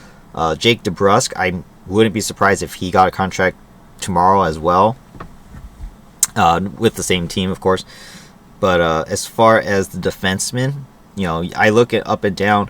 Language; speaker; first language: English; native; English